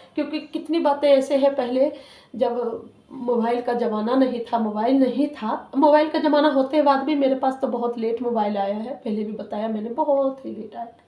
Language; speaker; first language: Hindi; native; Hindi